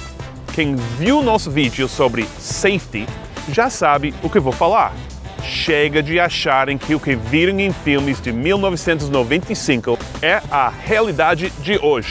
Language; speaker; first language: Portuguese; non-native, fluent; English